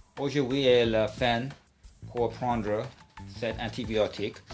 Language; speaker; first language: French; non-native, learner; English